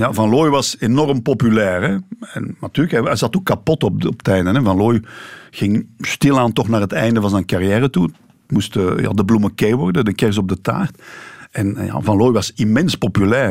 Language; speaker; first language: Dutch; native; Dutch